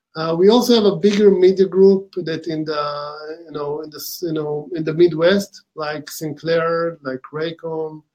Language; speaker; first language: English; non-native, fluent; Hebrew